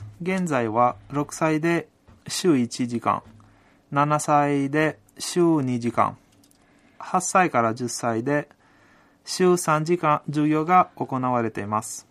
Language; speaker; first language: Japanese; non-native, fluent; Italian